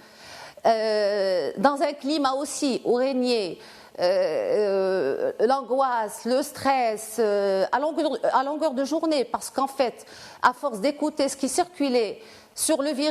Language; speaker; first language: French; non-native, local second language; Arabic